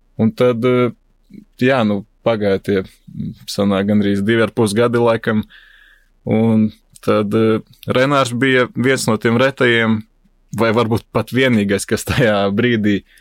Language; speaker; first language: Latvian; native; Latvian